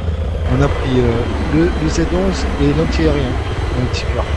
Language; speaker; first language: French; native; French